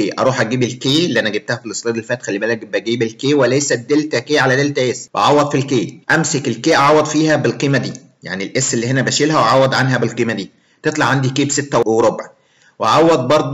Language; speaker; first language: Arabic; native; Arabic